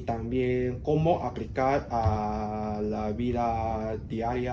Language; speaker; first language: Spanish; non-native, learner; Cantonese